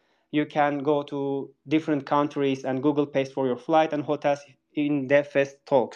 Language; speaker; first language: English; non-native, fluent; Turkish